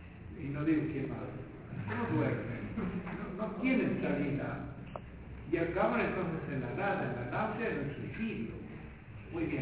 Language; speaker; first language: Spanish; native; Spanish